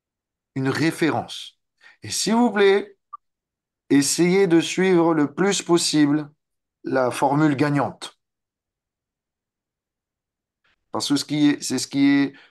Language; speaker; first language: French; native; French